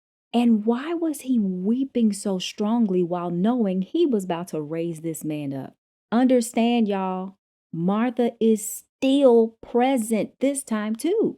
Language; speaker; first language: English; native; English